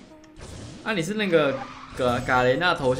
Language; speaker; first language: Chinese; native; Chinese